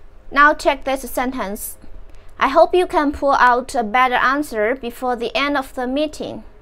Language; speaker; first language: English; non-native, fluent; Chinese